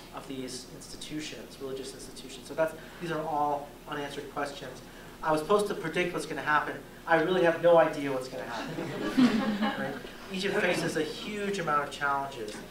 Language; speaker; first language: English; native; English